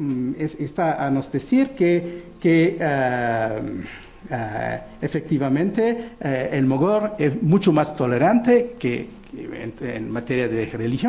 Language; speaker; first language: Spanish; non-native, fluent; Portuguese